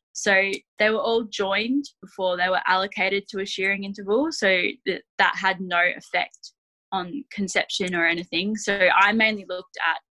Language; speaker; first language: English; native; English